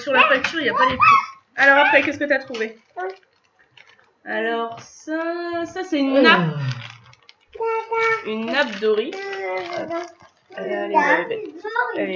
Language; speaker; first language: French; native; French